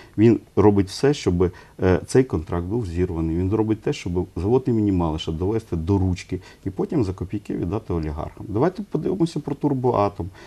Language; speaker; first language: Ukrainian; non-native, local second language; Russian